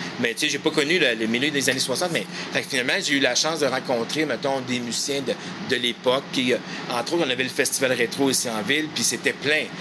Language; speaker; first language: French; native; French